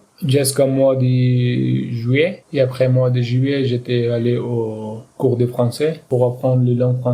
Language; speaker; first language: French; non-native, learner; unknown